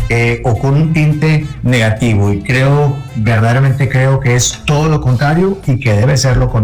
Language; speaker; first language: Spanish; native; Spanish